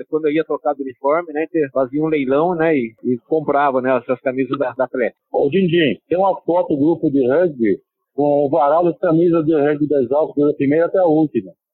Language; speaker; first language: Portuguese; early bilingual, other home language; Italian